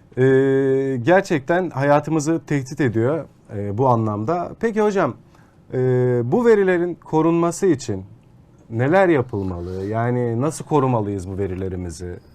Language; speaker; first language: Turkish; native; Turkish